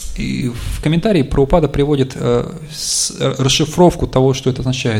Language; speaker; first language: Russian; native; Russian